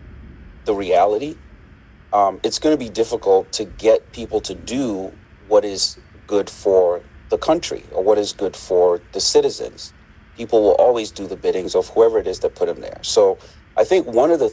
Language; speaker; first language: English; non-native, local second language; Yoruba